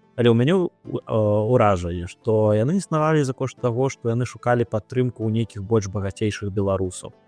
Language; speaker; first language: Belarusian; non-native, local second language; Russian